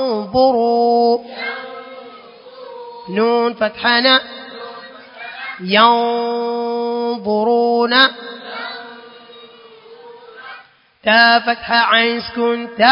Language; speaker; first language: Arabic; non-native, learner; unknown